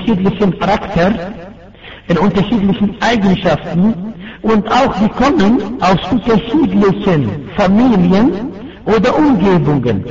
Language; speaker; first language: German; non-native, fluent; Arabic